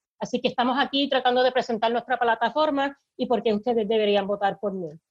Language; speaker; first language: Spanish; native; Spanish